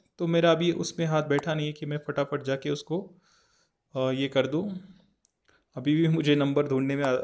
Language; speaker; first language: Hindi; native; Hindi